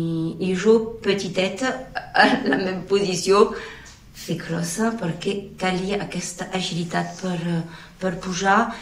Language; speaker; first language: Catalan; non-native, local second language; French